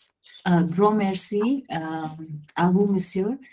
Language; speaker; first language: French; non-native, fluent; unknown